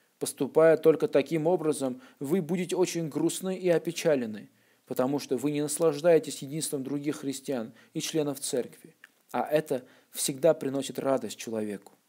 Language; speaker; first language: Russian; non-native, local second language; Armenian